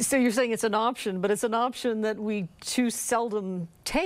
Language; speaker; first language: English; native; English